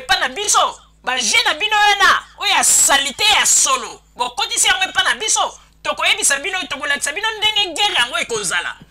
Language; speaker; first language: Lingala; native; Lingala